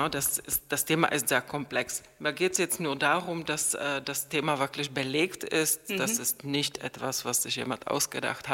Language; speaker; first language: German; non-native, fluent; Czech